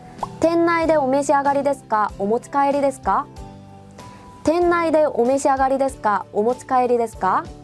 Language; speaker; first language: Japanese; non-native, fluent; Korean